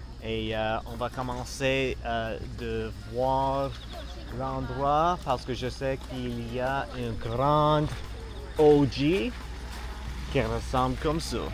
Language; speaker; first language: French; non-native, learner; English